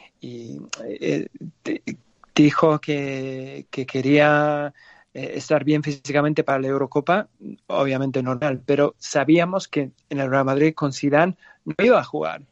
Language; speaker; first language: Spanish; non-native, fluent; English